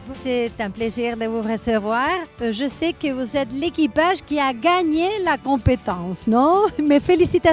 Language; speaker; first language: French; non-native, learner; Spanish